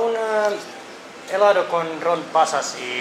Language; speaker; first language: Spanish; non-native, learner; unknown